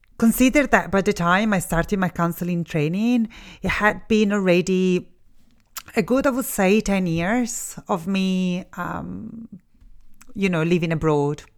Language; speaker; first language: English; non-native, fluent; Italian